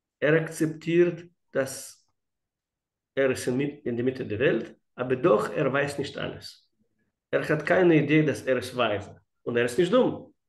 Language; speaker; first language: German; non-native, fluent; Russian